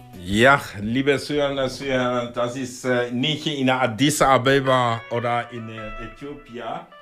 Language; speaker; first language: German; non-native, fluent; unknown